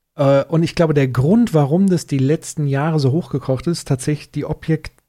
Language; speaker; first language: German; native; German